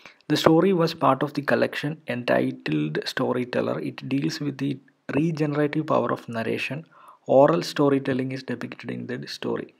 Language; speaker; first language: English; non-native, local second language; Malayalam